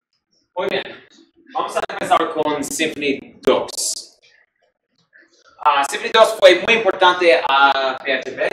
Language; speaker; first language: Spanish; non-native, learner; English